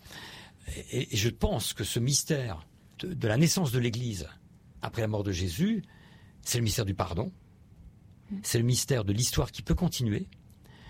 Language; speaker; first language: French; native; French